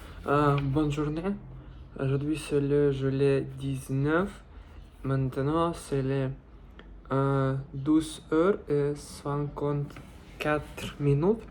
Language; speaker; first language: French; non-native, learner; Russian